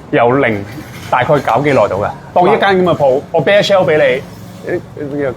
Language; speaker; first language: Cantonese; native; Cantonese